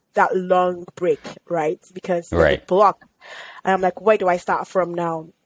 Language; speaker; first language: English; non-native, local second language; Yoruba